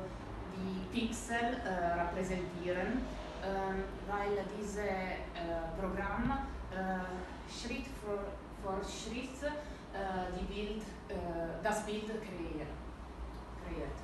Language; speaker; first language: German; non-native, learner; Italian